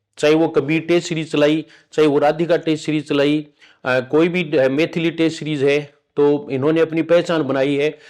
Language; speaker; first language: Hindi; native; Hindi